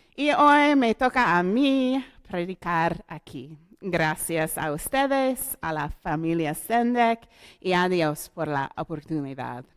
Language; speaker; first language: Spanish; non-native, learner; English